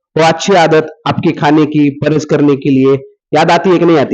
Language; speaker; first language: Hindi; non-native, local second language; Marathi